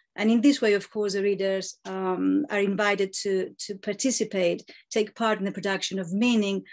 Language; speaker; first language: English; non-native, fluent; Greek